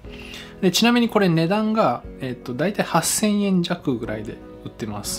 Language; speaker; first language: Japanese; native; Japanese